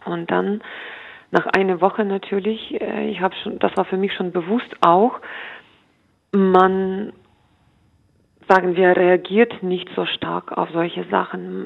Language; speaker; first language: German; non-native, fluent; Ukrainian